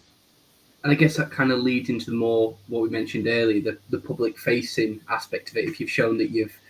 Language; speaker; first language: English; native; English